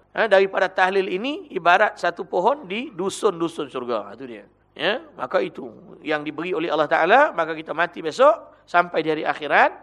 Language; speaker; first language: Malay; native; Malay